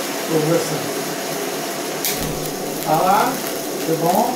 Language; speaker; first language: French; non-native, fluent; Portuguese